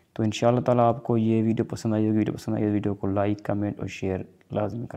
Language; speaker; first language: Urdu; non-native, local second language; Sindhi